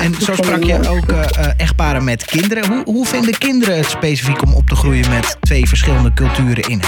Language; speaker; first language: Dutch; native; Dutch